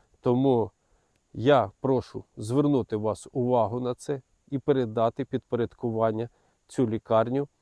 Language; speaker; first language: Ukrainian; native; Ukrainian